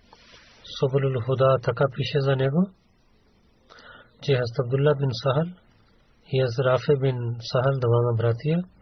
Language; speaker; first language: Bulgarian; non-native, learner; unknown